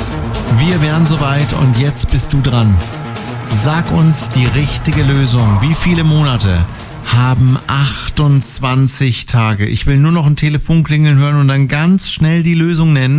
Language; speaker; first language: German; native; German